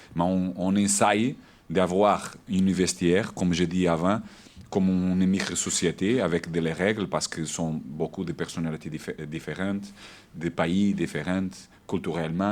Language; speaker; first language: French; non-native, learner; Portuguese